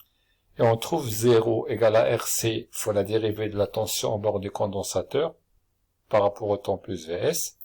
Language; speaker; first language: French; non-native, local second language; Arabic